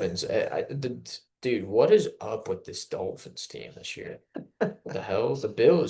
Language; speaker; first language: English; native; English